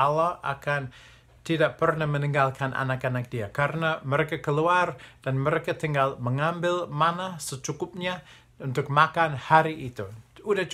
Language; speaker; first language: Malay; non-native, fluent; English